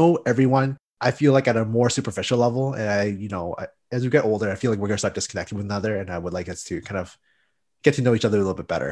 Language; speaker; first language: English; native; English